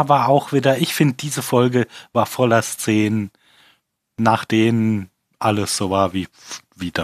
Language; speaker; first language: German; native; German